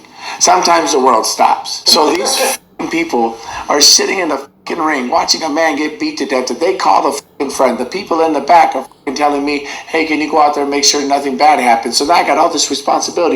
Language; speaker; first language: English; native; English